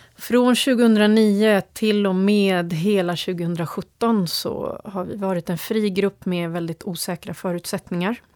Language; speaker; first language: Swedish; early bilingual, other home language; Turoyo